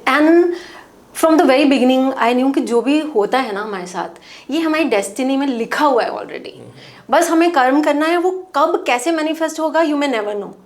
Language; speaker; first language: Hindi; non-native, local second language; Punjabi